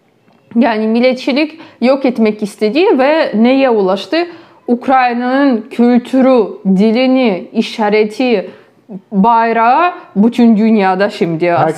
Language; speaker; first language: Turkish; non-native, fluent; Ukrainian